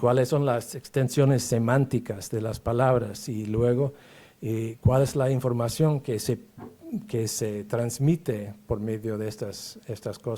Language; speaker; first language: Spanish; non-native, fluent; English